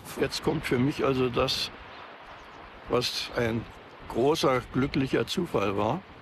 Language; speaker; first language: German; native; German